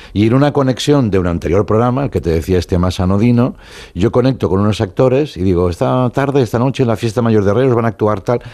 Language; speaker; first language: Spanish; non-native, local second language; Catalan